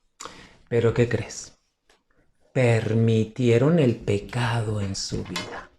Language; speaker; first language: Spanish; native; Spanish